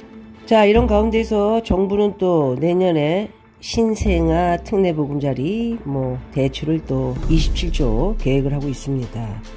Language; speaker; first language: Korean; native; Korean